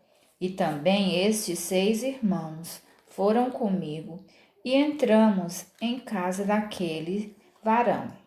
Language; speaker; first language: Portuguese; native; Portuguese